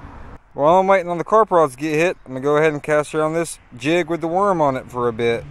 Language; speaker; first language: English; native; English